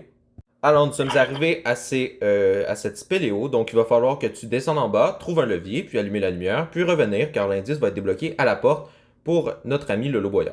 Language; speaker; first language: French; native; French